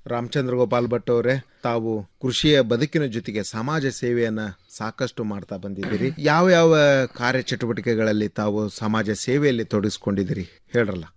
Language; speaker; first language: Kannada; native; Kannada